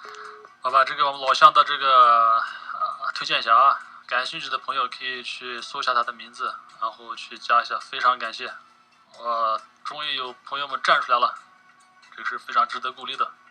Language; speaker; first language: Chinese; non-native, local second language; Uyghur